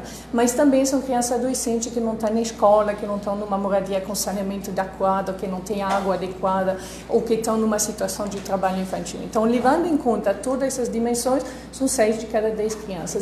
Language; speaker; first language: Portuguese; non-native, fluent; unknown